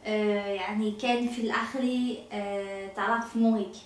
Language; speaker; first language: Arabic; non-native, learner; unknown